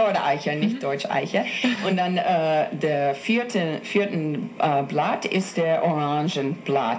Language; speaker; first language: German; non-native, fluent; English